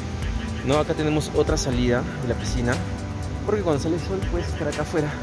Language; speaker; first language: Spanish; native; Spanish